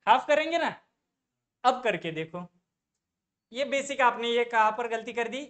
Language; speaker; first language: Hindi; non-native, local second language; Marathi